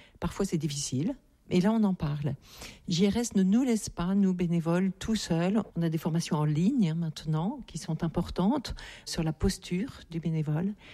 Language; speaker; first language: French; native; French